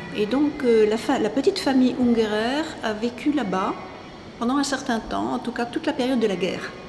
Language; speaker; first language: French; native; French